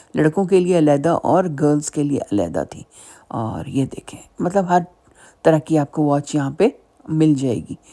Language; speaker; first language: Urdu; native; Urdu